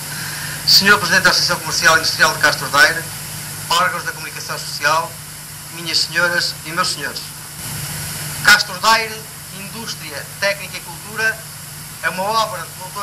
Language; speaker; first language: Portuguese; native; Portuguese